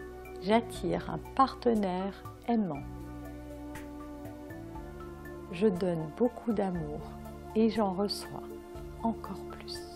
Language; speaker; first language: French; native; French